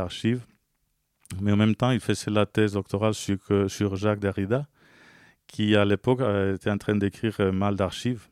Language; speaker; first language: French; non-native, fluent; Spanish